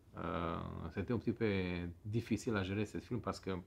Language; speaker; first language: French; non-native, fluent; Romanian